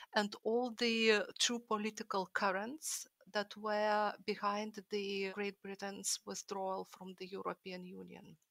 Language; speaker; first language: English; non-native, fluent; Lithuanian